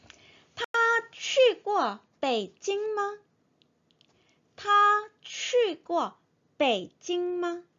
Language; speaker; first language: Chinese; non-native, fluent; Korean